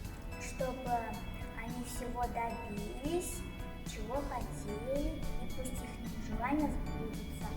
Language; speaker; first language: Russian; non-native, local second language; Kazakh